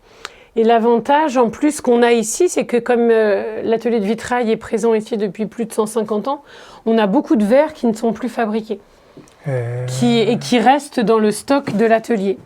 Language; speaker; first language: French; native; French